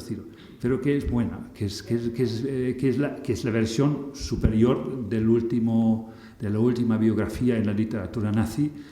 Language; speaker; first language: Spanish; non-native, fluent; German